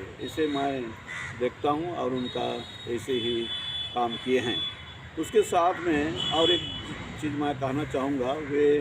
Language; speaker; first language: Hindi; non-native, local second language; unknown